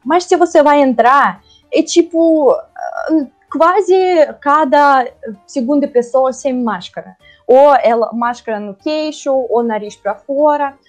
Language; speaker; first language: Portuguese; non-native, learner; Russian